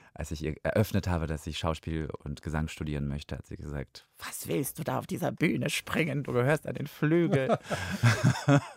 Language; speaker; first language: German; non-native, fluent; Russian